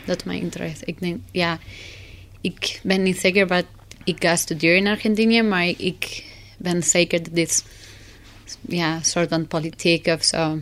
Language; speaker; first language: Dutch; non-native, learner; Spanish